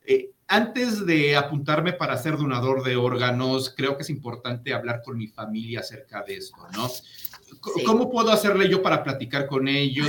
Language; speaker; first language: Spanish; native; Spanish